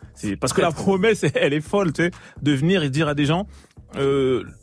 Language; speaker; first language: French; native; French